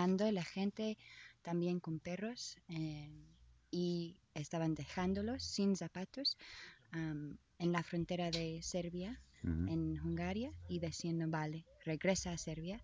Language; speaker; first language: Spanish; non-native, learner; English